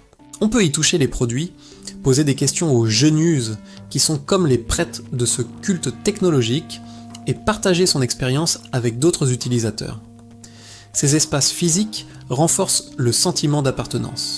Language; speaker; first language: French; native; French